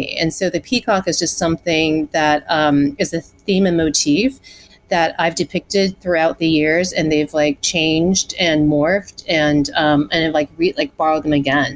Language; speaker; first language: English; early bilingual, other home language; Chinese